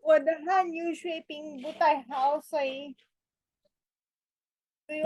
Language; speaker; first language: Chinese; non-native, learner; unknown